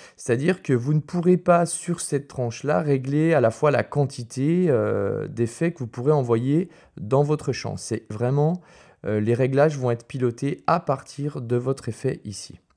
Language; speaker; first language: French; native; French